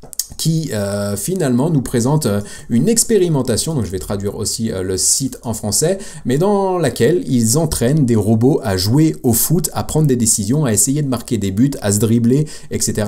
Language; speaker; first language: French; native; French